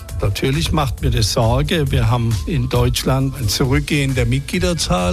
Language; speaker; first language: German; native; German